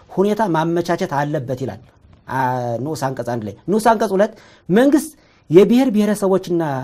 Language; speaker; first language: Amharic; native; Amharic